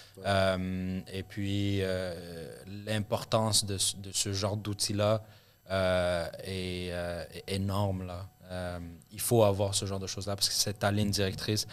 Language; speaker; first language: French; early bilingual, other home language; Arabic